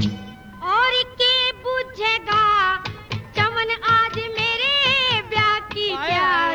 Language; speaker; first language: Hindi; non-native, local second language; Haryanvi